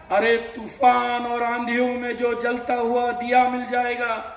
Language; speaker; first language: Hindi; non-native, local second language; Marathi